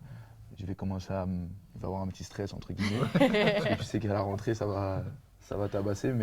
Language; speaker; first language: French; native; French